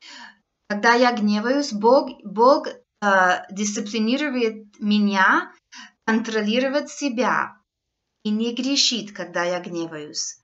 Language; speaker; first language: Russian; non-native, fluent; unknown